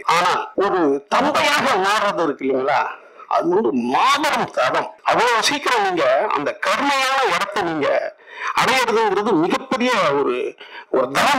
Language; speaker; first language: Tamil; native; Tamil